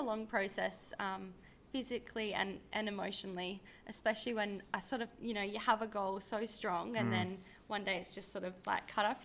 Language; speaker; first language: English; native; English